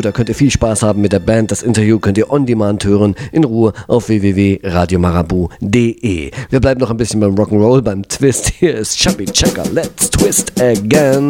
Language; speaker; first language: German; native; German